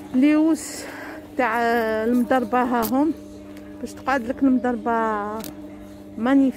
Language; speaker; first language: Arabic; native; Arabic